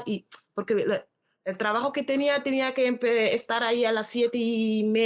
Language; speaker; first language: Spanish; non-native, learner; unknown